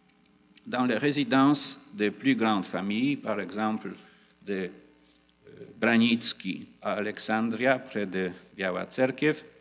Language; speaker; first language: French; non-native, fluent; Polish